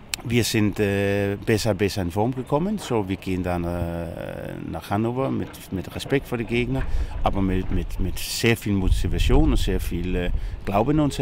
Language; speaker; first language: German; non-native, fluent; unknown